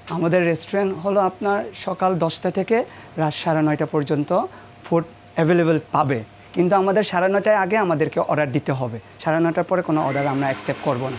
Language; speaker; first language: Bangla; non-native, local second language; Marma